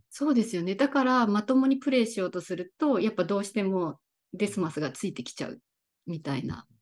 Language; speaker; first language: Japanese; native; Japanese